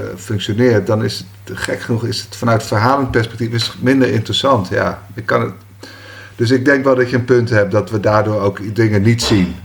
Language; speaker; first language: Dutch; native; Dutch